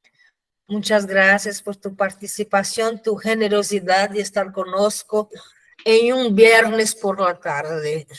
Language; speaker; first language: Spanish; non-native, fluent; Portuguese